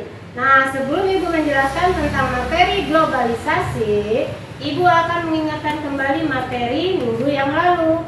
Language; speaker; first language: Indonesian; native; Indonesian